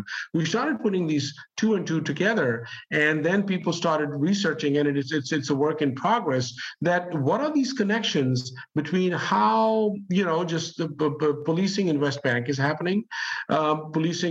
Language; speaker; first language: English; non-native, local second language; Urdu